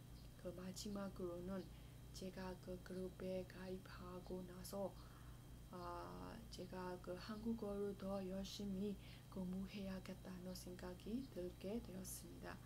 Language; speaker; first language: Korean; non-native, fluent; Burmese